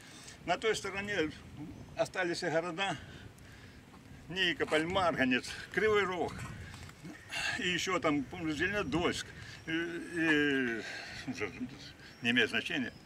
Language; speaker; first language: Russian; native; Russian